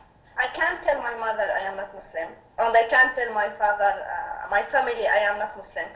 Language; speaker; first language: English; non-native, learner; Arabic